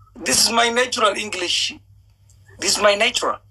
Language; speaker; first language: English; non-native, learner; Somali